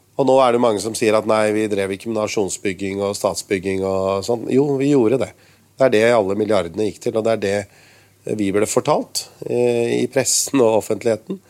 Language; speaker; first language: Norwegian; early bilingual, other home language; Urdu